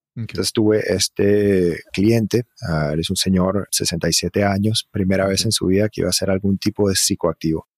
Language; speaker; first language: Spanish; native; Spanish